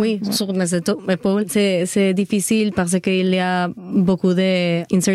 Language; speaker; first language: French; non-native, learner; Spanish